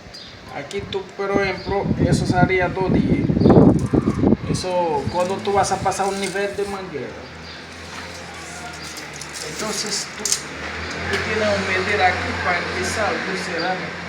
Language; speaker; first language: Spanish; non-native, learner; Haitian Creole